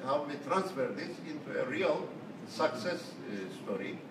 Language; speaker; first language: English; non-native, fluent; Turkish